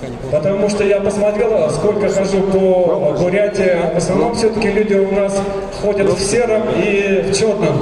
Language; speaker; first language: Russian; native; Russian